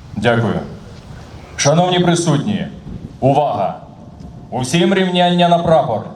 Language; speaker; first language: Ukrainian; native; Ukrainian